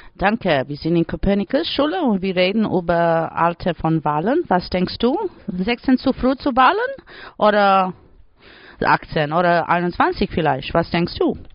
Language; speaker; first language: German; non-native, learner; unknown